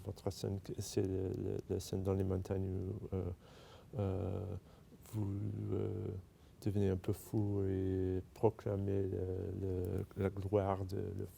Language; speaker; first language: French; non-native, fluent; English